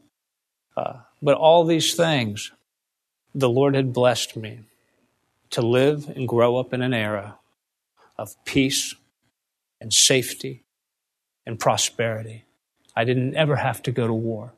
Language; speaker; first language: English; native; English